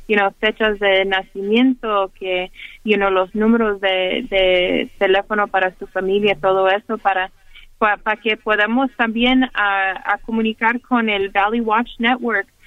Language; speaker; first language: Spanish; early bilingual, heritage; Spanish